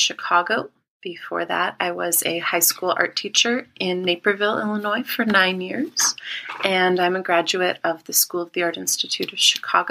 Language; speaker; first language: English; native; English